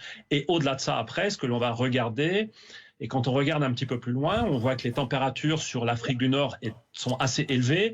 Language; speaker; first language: French; native; French